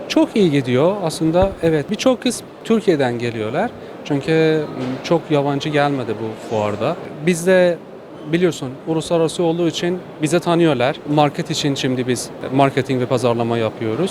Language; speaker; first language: Turkish; non-native, learner; Persian